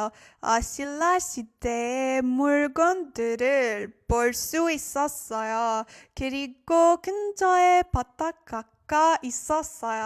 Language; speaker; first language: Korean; non-native, fluent; French